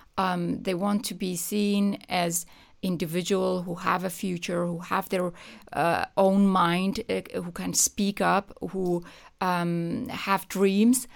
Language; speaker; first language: English; non-native, fluent; Persian